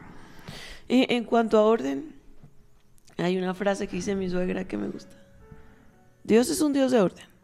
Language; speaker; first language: Spanish; native; Spanish